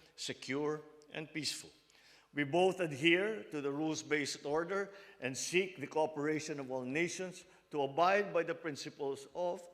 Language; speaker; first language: English; non-native, local second language; Filipino